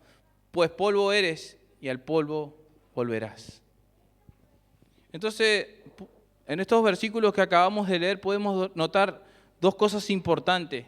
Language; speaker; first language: Spanish; native; Spanish